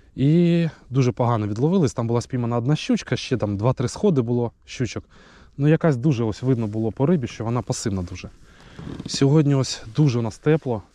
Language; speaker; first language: Ukrainian; native; Ukrainian